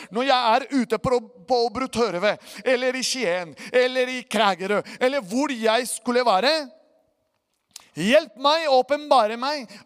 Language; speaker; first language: Norwegian; non-native, fluent; Spanish